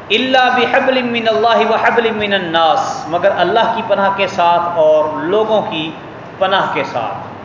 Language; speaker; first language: Urdu; non-native, local second language; Punjabi